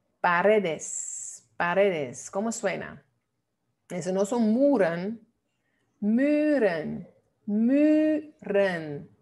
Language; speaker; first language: Spanish; non-native, fluent; Dutch